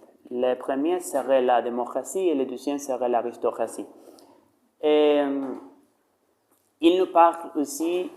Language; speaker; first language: French; non-native, learner; Spanish